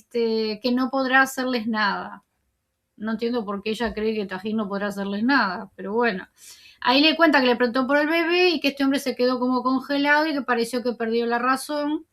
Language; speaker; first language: Spanish; native; Spanish